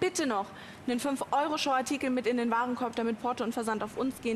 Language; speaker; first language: German; native; German